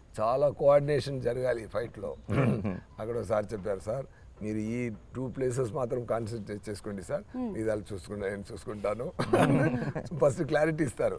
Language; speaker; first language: Telugu; non-native, learner; Tamil